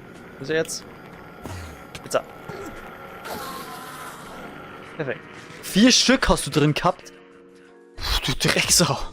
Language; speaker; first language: German; native; German